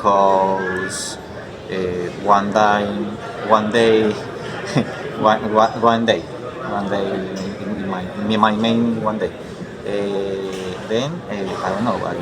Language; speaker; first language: English; non-native, learner; Spanish